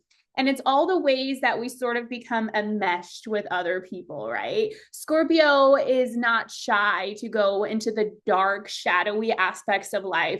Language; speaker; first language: English; native; English